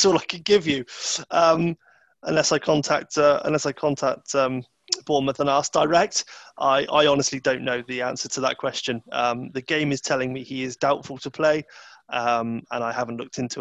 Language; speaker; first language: English; native; English